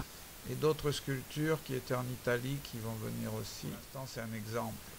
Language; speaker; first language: French; native; French